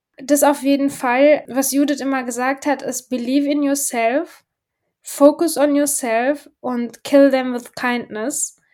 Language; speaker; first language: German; early bilingual, other home language; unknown